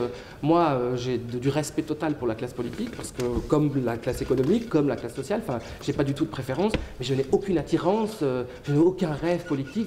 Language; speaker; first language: French; native; French